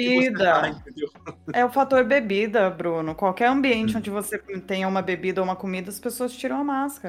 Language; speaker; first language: Portuguese; native; Portuguese